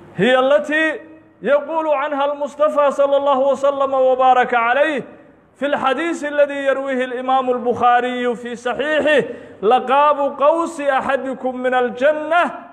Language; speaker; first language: Arabic; non-native, local second language; Somali